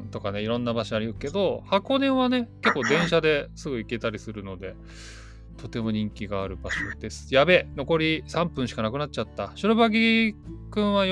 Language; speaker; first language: Japanese; native; Japanese